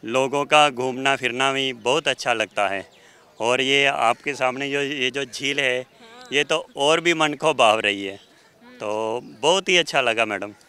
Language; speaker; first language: Hindi; native; Hindi